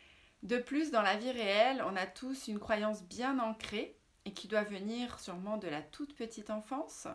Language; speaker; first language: French; native; French